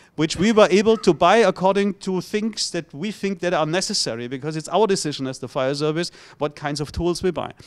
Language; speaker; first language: English; non-native, fluent; German